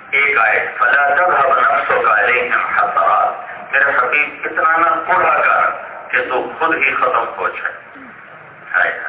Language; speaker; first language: Urdu; non-native, local second language; Punjabi